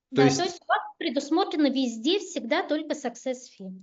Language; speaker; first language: Russian; native; Russian